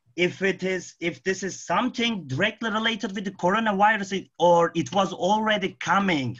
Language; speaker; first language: English; non-native, fluent; Arabic